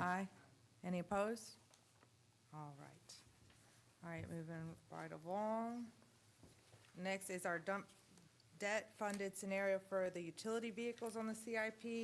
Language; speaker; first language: English; native; English